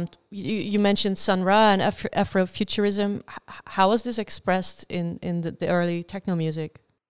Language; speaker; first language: English; non-native, fluent; Dutch